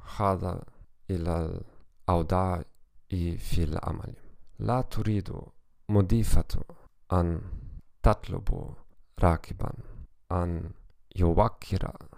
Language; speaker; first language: Arabic; non-native, learner; German